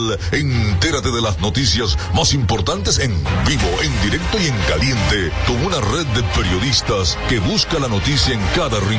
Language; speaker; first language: Spanish; native; Spanish